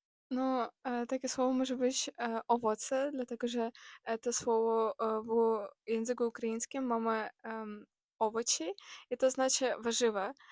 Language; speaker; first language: Polish; non-native, fluent; Ukrainian